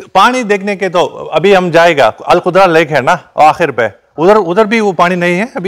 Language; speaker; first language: Hindi; non-native, local second language; Tamil